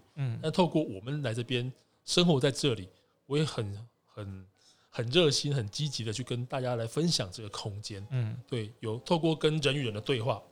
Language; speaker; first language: Chinese; native; Chinese